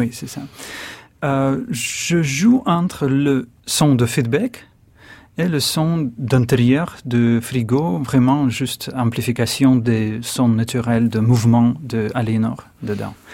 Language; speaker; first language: French; non-native, fluent; Russian